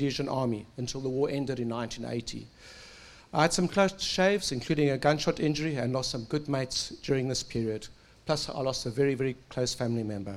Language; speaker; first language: English; native; English